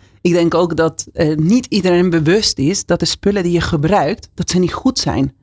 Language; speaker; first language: Dutch; non-native, fluent; Spanish